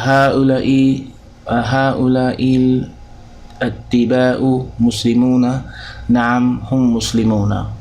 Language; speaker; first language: Arabic; non-native, fluent; English